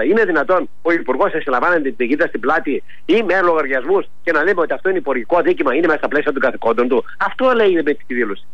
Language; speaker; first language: Greek; native; Greek